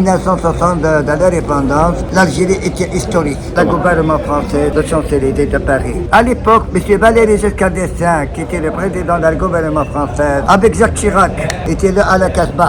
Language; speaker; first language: French; non-native, local second language; Arabic